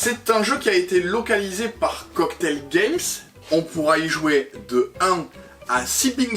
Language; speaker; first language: French; native; French